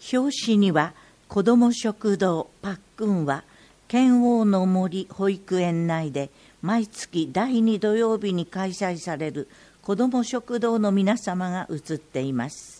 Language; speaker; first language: Japanese; native; Japanese